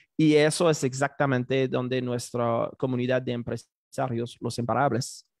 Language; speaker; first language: Spanish; non-native, fluent; French